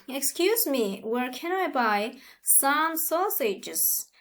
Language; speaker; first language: English; non-native, fluent; Kazakh